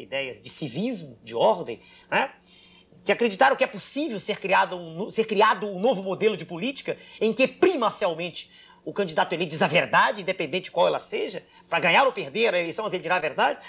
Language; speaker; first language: Portuguese; native; Portuguese